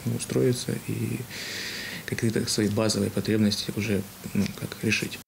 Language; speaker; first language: Ukrainian; non-native, local second language; Russian